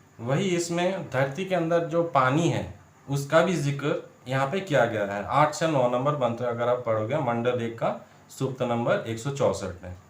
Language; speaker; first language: Hindi; non-native, local second language; Bangla